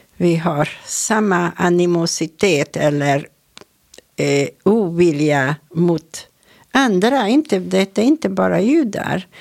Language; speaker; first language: Swedish; non-native, fluent; Hungarian